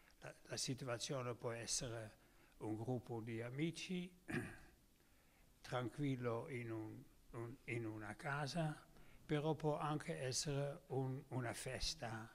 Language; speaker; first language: Italian; non-native, learner; Dutch